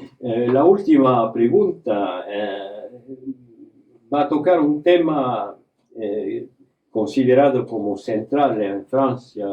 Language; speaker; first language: Spanish; non-native, fluent; French